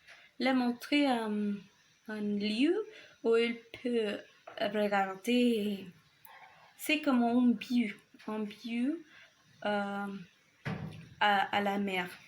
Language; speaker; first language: French; non-native, learner; Spanish